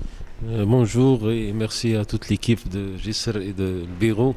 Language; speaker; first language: French; non-native, local second language; Arabic